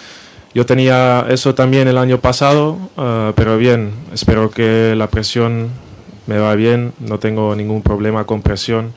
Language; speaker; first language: Spanish; non-native, learner; Dutch